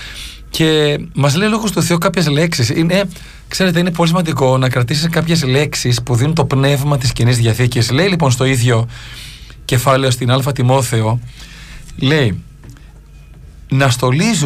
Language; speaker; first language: Greek; native; Greek